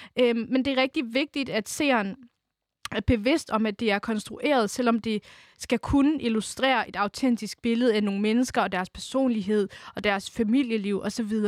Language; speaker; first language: Danish; early bilingual, other home language; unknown